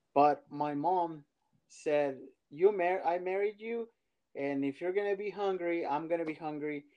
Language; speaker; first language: English; early bilingual, other home language; Spanish